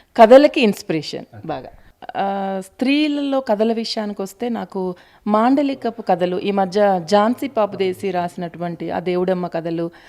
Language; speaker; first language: Telugu; native; Telugu